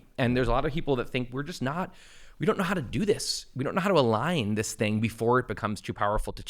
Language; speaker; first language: English; native; English